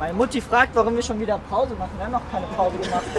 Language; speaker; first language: German; native; German